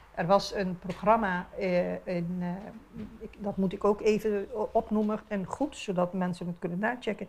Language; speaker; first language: Dutch; non-native, local second language; Papiamento